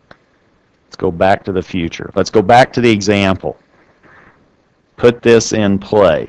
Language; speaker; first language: English; native; English